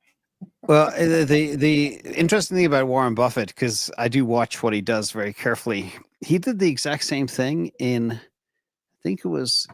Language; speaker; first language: English; native; English